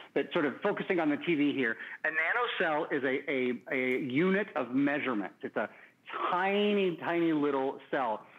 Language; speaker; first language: English; native; English